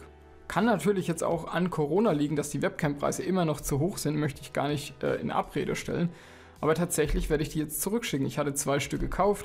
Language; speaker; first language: German; native; German